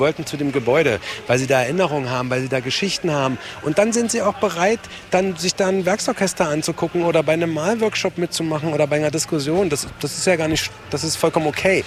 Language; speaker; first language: German; native; German